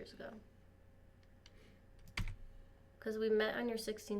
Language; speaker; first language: English; native; English